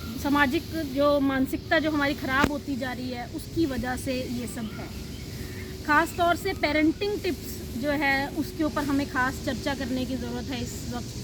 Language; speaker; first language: Hindi; non-native, local second language; Punjabi